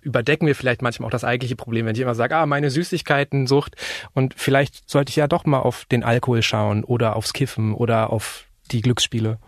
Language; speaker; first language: German; native; German